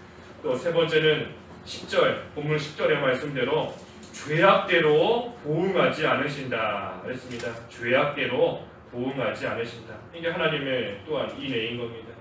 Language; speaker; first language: Korean; native; Korean